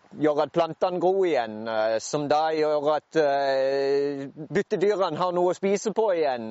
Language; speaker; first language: Norwegian; native; Norwegian